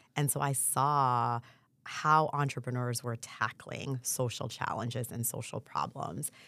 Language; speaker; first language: English; early bilingual, other home language; Haitian Creole